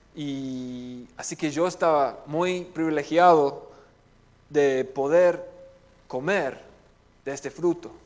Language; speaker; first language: Spanish; non-native, fluent; English